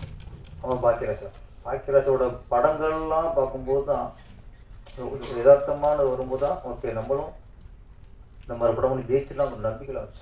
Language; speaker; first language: Tamil; native; Tamil